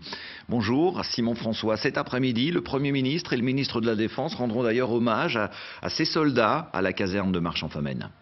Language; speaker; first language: French; native; French